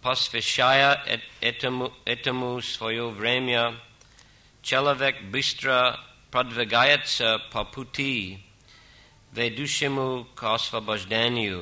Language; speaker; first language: Russian; non-native, fluent; English